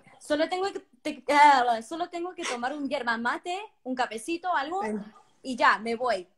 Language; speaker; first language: Spanish; early bilingual, heritage; Spanish